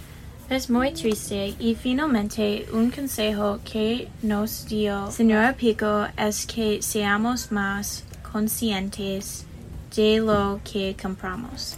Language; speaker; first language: Spanish; non-native, learner; English